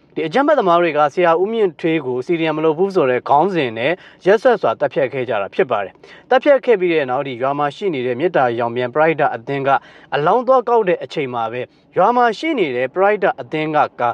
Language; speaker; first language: Burmese; native; Burmese